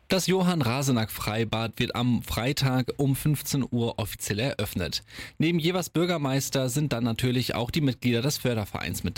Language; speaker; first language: German; native; German